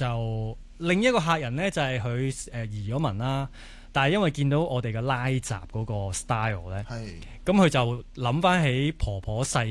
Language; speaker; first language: Cantonese; native; Cantonese